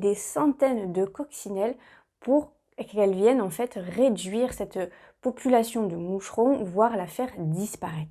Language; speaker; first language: French; native; French